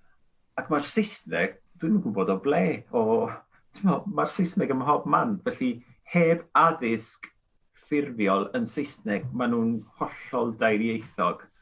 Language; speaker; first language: Welsh; non-native, fluent; Spanish